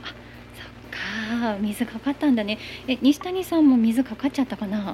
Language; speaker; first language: Japanese; native; Japanese